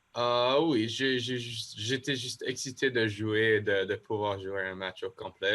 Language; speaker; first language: French; non-native, local second language; English